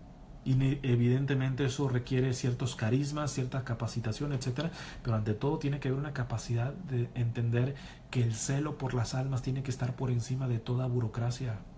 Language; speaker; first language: Spanish; native; Spanish